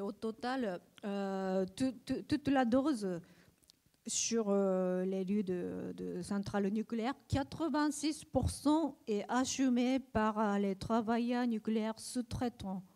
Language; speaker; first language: French; non-native, learner; Japanese